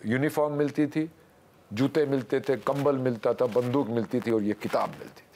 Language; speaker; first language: Hindi; native; Hindi